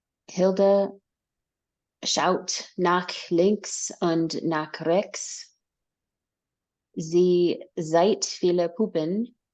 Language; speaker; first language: German; non-native, learner; English